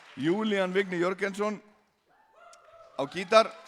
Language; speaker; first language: Icelandic; native; Icelandic